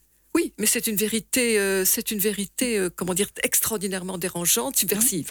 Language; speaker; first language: French; native; French